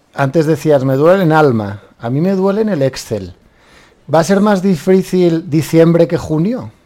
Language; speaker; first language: Spanish; native; Spanish